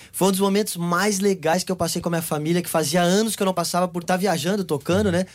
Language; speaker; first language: Portuguese; native; Portuguese